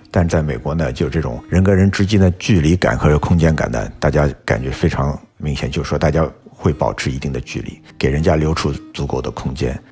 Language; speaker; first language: Chinese; native; Chinese